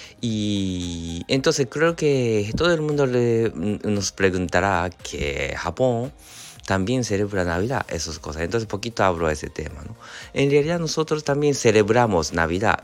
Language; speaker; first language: Spanish; non-native, learner; Japanese